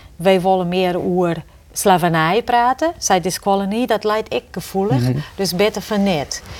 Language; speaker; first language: Dutch; non-native, fluent; Portuguese